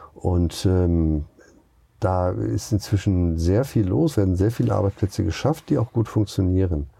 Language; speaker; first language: German; native; German